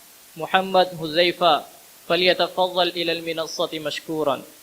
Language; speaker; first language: Arabic; non-native, learner; Urdu